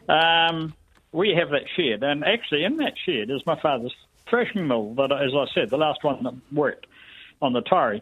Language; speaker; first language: English; native; English